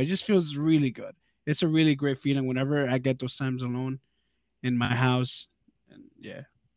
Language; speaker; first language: English; early bilingual, other home language; Spanish